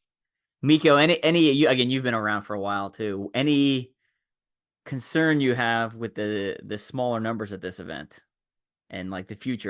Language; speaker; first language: English; native; English